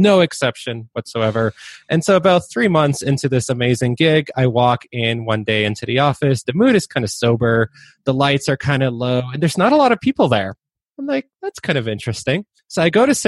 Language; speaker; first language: English; non-native, fluent; Polish